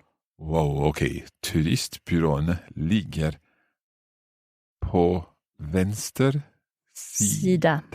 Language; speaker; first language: Swedish; non-native, learner; English